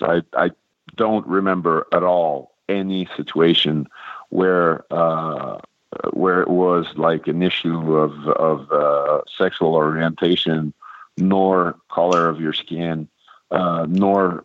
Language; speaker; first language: English; non-native, fluent; French